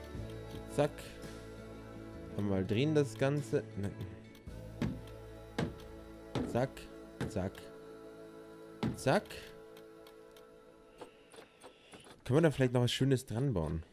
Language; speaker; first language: German; native; German